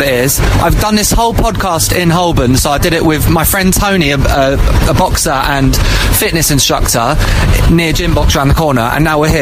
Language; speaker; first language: English; native; English